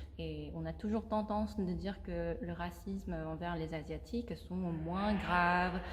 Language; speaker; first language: French; non-native, fluent; Korean